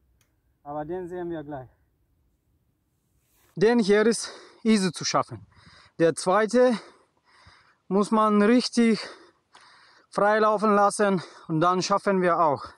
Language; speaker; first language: German; non-native, learner; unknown